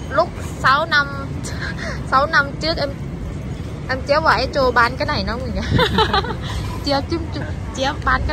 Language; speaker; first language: Vietnamese; non-native, learner; Thai